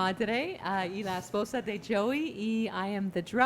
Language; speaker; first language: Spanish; non-native, learner; English